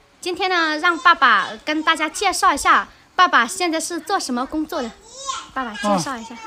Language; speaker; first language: Chinese; early bilingual, heritage; Chinese